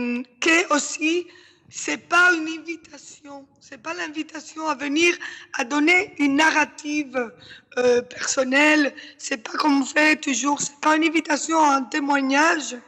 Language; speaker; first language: French; non-native, fluent; Spanish